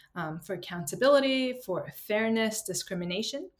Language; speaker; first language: English; non-native, fluent; Turkish